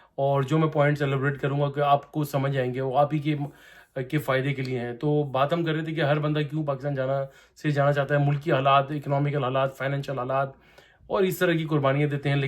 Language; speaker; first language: Urdu; non-native, local second language; Punjabi